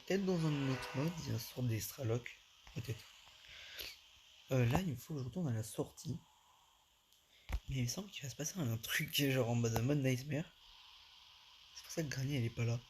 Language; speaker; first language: French; native; French